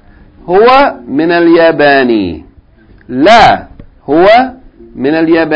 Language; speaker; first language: Arabic; non-native, fluent; English